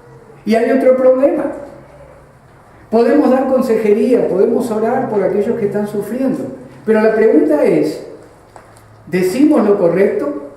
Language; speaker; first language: Spanish; native; Spanish